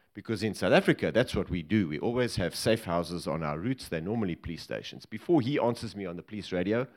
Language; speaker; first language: English; native; English